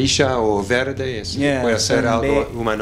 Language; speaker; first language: Spanish; non-native, learner; English